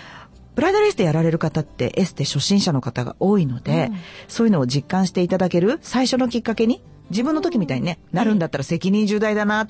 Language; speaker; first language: Japanese; native; Japanese